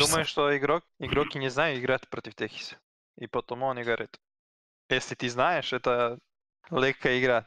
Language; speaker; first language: Russian; non-native, learner; Serbian